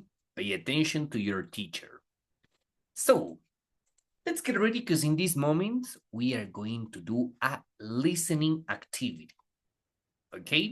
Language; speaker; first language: English; non-native, fluent; Spanish